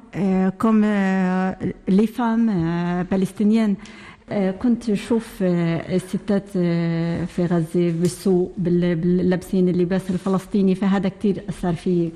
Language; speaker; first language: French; non-native, learner; Arabic